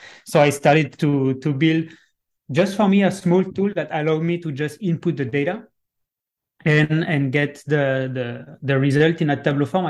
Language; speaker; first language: English; non-native, fluent; French